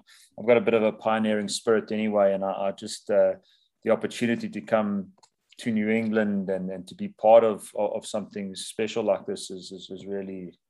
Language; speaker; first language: English; native; English